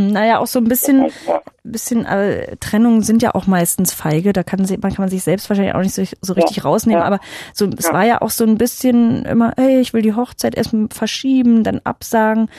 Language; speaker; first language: German; native; German